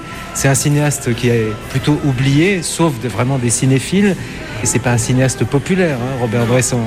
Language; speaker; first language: French; native; French